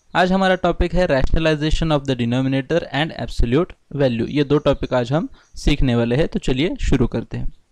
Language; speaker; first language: Hindi; non-native, local second language; Marathi